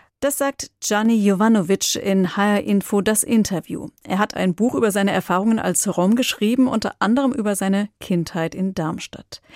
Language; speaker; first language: German; native; German